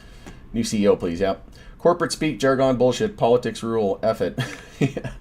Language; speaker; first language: English; native; English